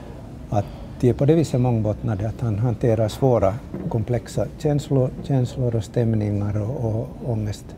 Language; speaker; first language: Swedish; native; Swedish